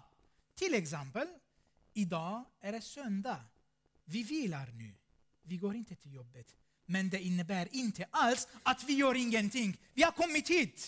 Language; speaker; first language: Swedish; non-native, fluent; Armenian